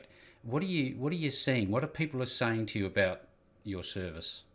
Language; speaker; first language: English; native; English